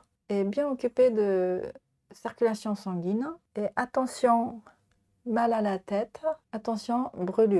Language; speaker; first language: French; non-native, learner; Japanese